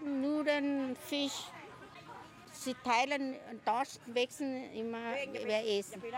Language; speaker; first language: German; non-native, learner; Thai